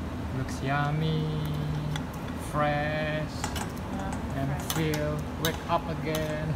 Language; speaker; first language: English; non-native, learner; Indonesian